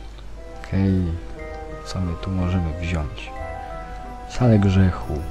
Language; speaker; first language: Polish; native; Polish